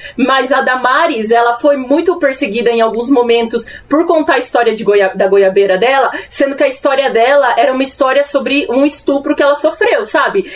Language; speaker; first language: Portuguese; early bilingual, other home language; Spanish